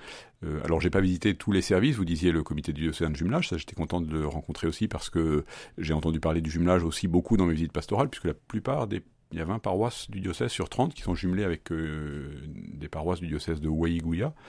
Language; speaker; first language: French; native; French